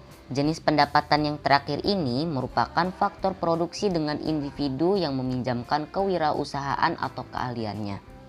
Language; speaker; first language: Indonesian; native; Indonesian